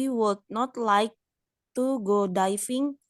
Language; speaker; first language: English; non-native, learner; Indonesian